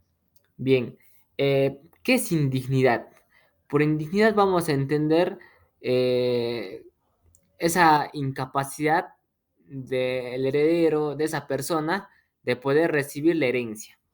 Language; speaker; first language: Spanish; native; Spanish